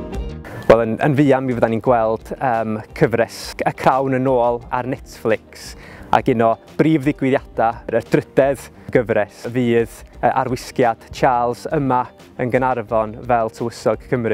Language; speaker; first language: Welsh; native; Welsh